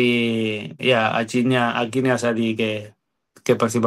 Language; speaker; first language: Indonesian; non-native, fluent; Spanish